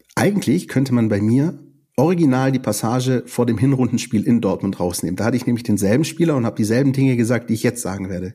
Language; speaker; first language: German; native; German